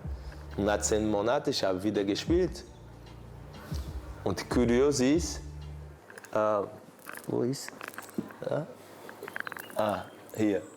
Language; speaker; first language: German; non-native, fluent; Portuguese